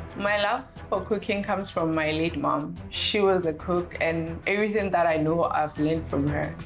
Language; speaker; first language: English; non-native, local second language; Northern Sotho